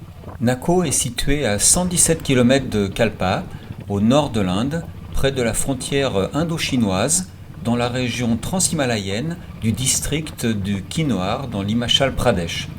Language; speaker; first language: French; native; French